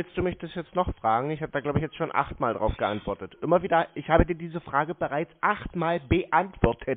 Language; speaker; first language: German; native; German